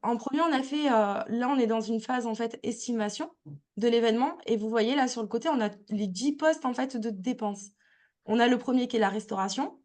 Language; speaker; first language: French; native; French